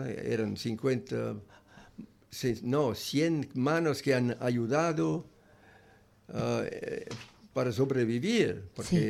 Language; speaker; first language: Spanish; non-native, learner; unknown